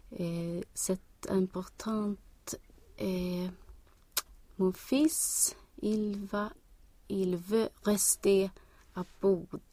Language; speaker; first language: French; non-native, learner; Swedish